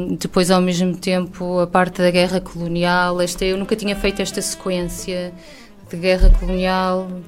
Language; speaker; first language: Portuguese; native; Portuguese